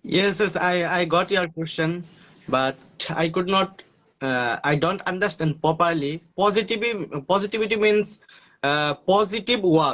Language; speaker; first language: English; non-native, learner; Bangla